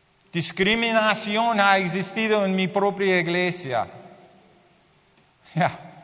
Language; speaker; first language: Spanish; non-native, learner; English